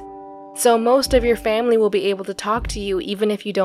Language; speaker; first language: English; native; English